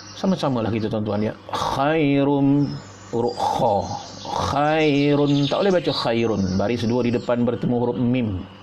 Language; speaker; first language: Malay; native; Malay